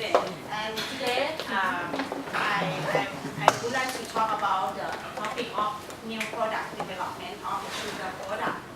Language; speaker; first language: English; non-native, learner; Thai